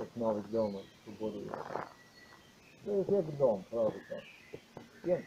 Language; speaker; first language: Polish; non-native, learner; Croatian